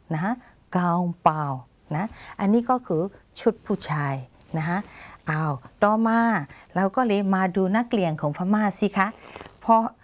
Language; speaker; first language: Thai; non-native, fluent; Burmese